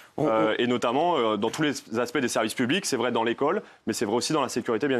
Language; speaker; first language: French; native; French